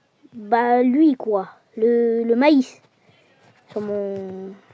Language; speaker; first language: French; native; French